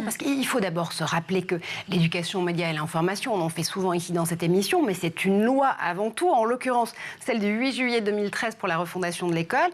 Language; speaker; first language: French; native; French